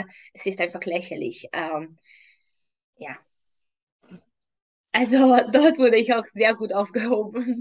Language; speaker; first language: German; non-native, fluent; Hungarian